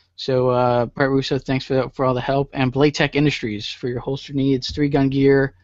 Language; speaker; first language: English; native; English